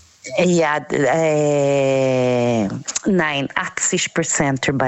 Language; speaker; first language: German; non-native, learner; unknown